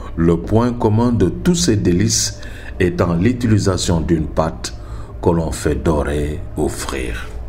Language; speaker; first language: French; non-native, local second language; Wolof